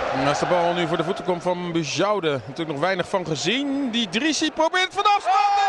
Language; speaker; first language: Dutch; native; Dutch